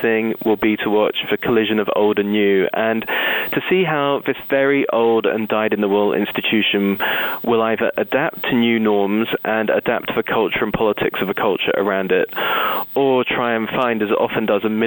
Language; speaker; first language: English; native; English